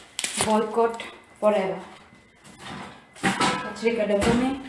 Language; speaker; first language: Hindi; non-native, local second language; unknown